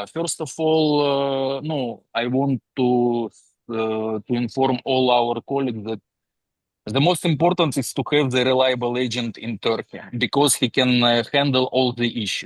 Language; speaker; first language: English; non-native, fluent; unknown